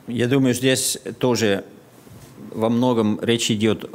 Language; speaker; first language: Russian; non-native, fluent; Finnish